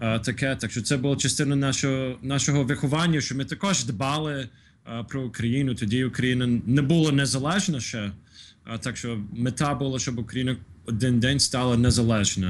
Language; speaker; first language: Ukrainian; early bilingual, heritage; Ukrainian